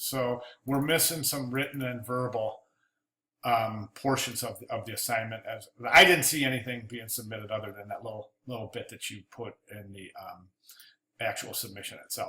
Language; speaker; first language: English; native; English